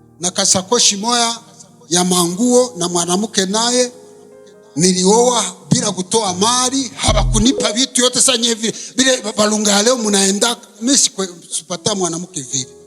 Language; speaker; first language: Swahili; non-native, local second language; Kinyarwanda